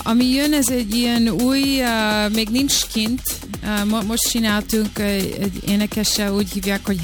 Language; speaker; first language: Hungarian; early bilingual, heritage; English